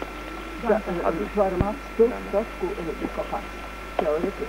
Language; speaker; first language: Romanian; early bilingual, heritage; French